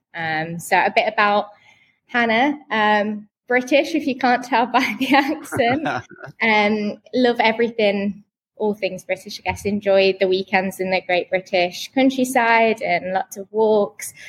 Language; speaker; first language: English; native; English